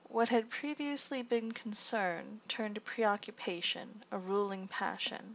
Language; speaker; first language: English; native; English